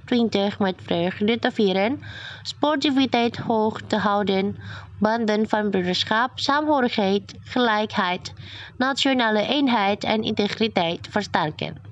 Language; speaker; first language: Dutch; non-native, learner; Indonesian